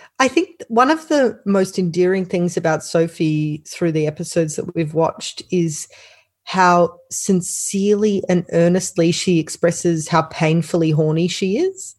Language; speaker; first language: English; native; English